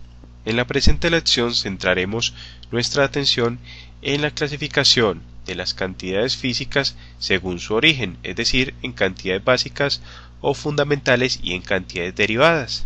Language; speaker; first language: Spanish; native; Spanish